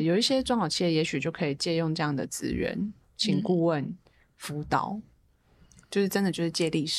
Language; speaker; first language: Chinese; native; Chinese